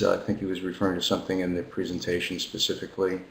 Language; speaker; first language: English; native; English